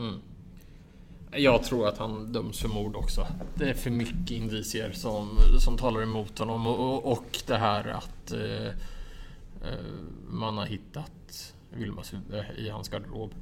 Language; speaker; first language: Swedish; native; Swedish